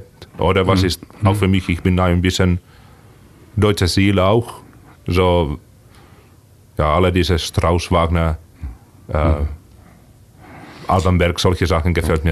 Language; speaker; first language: German; non-native, fluent; Finnish